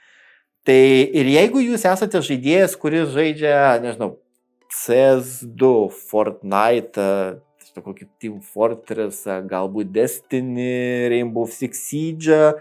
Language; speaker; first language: Lithuanian; native; Lithuanian